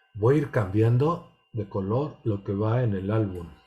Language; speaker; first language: Spanish; native; Spanish